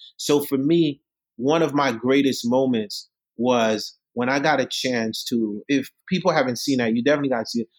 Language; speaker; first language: English; early bilingual, other home language; Haitian Creole